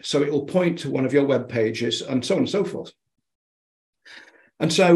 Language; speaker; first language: English; native; English